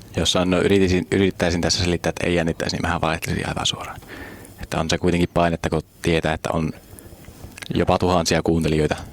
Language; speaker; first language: Finnish; native; Finnish